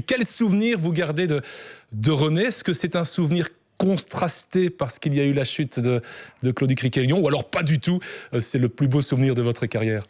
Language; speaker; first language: French; native; French